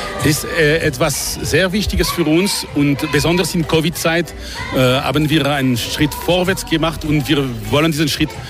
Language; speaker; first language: German; non-native, local second language; French